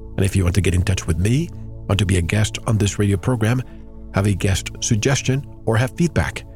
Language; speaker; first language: English; native; English